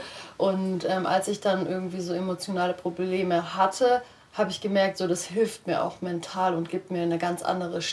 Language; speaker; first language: German; native; German